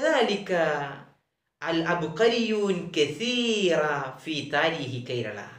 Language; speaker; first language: Arabic; non-native, fluent; Malayalam